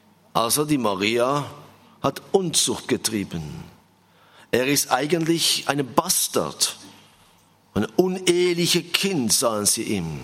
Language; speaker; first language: German; non-native, fluent; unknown